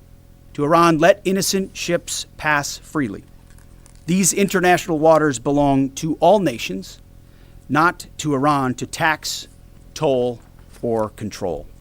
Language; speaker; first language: English; native; English